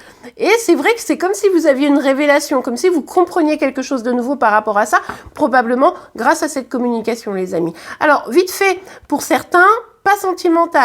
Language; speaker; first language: French; native; French